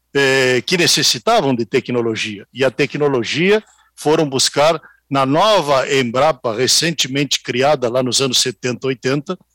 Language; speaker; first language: Portuguese; native; Portuguese